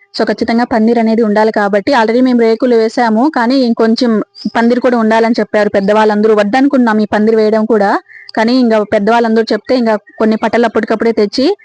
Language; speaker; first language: Telugu; native; Telugu